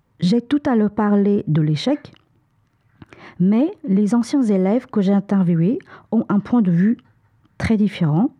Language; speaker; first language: French; non-native, fluent; Vietnamese